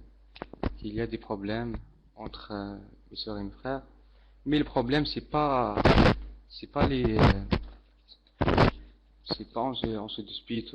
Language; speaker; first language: French; non-native, learner; Arabic